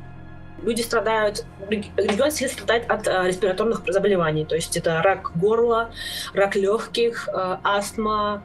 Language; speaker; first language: Russian; non-native, local second language; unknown